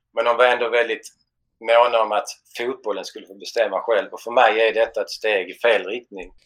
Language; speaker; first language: Swedish; native; Swedish